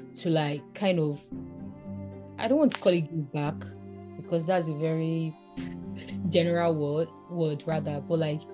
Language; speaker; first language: English; non-native, local second language; Yoruba